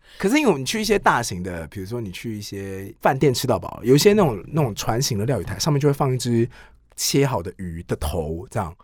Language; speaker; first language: Chinese; native; Chinese